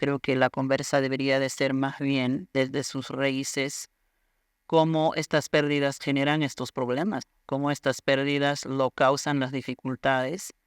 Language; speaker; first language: Spanish; non-native, local second language; Aymara